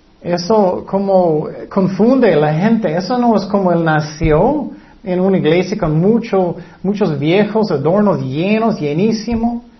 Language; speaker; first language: Spanish; non-native, fluent; English